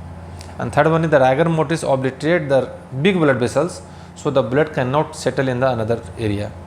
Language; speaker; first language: English; non-native, local second language; Hindi